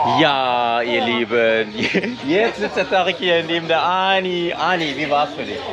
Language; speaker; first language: German; early bilingual, other home language; Turkish